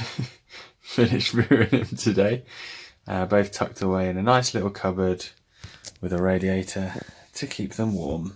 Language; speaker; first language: English; native; English